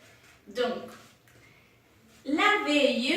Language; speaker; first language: French; non-native, fluent; Spanish